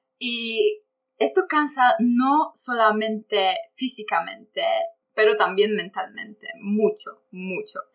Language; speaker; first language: Spanish; non-native, fluent; Polish